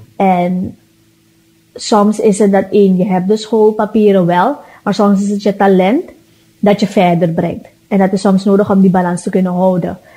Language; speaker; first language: Dutch; native; Dutch